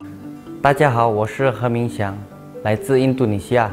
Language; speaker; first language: Chinese; non-native, fluent; Indonesian